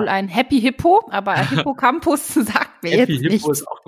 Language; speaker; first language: German; native; German